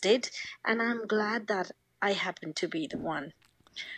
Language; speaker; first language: English; non-native, local second language; Bangla